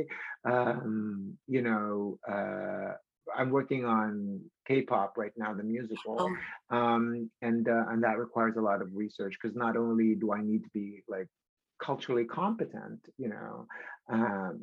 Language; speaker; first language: English; non-native, local second language; Filipino